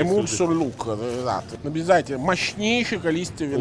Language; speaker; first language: Russian; non-native, fluent; Italian